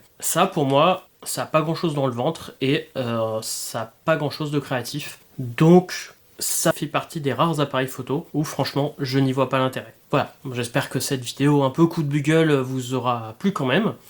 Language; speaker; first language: French; native; French